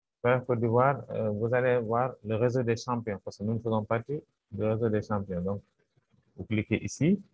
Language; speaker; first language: French; non-native, local second language; Wolof